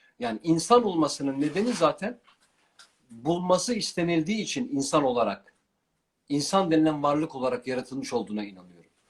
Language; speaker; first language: Turkish; non-native, local second language; Kurdish